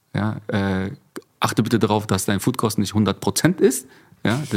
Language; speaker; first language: German; early bilingual, other home language; Korean